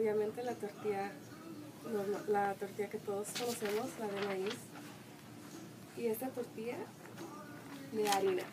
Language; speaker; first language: Spanish; early bilingual, heritage; Spanish